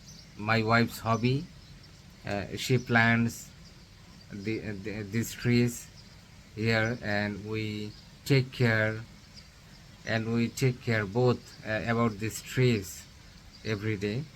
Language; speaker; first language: English; non-native, learner; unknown